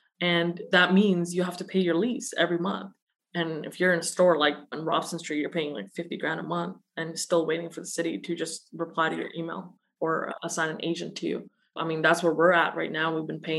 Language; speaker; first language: English; native; English